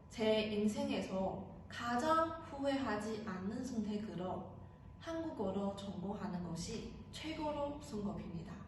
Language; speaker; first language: Korean; non-native, fluent; Chinese